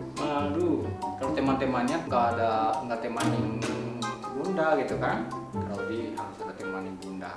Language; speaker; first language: Indonesian; non-native, fluent; Japanese